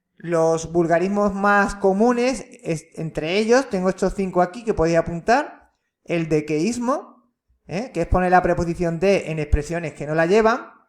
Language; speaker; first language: Spanish; native; Spanish